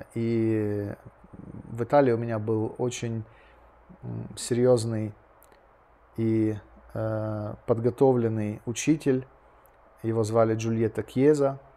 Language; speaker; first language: Russian; native; Russian